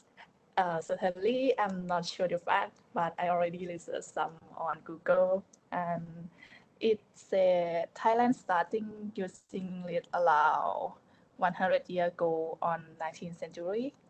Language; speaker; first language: English; non-native, learner; Thai